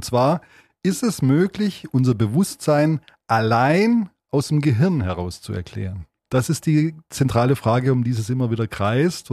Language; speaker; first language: German; native; German